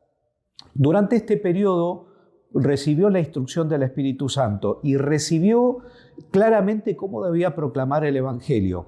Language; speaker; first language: Spanish; native; Spanish